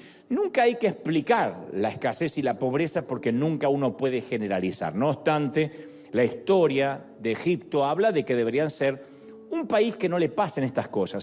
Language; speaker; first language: Spanish; native; Spanish